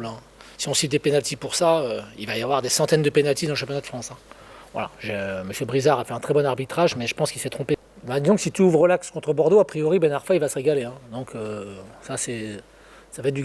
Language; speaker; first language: French; native; French